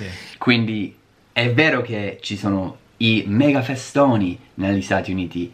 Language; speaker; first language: Italian; non-native, fluent; English